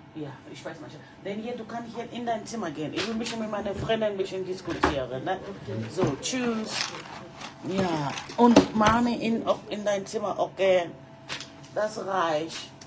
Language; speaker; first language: German; non-native, learner; French